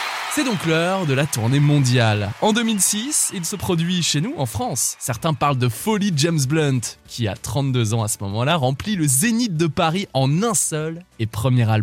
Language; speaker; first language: French; native; French